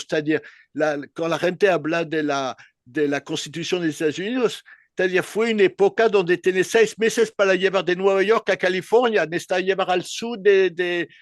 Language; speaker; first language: Spanish; non-native, learner; French